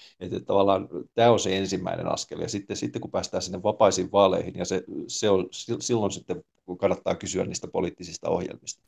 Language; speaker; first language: Finnish; native; Finnish